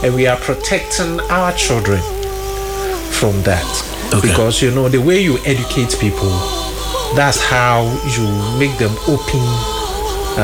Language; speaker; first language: English; non-native, local second language; Akan